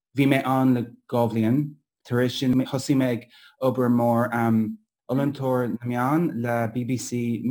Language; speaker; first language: Irish; non-native, local second language; English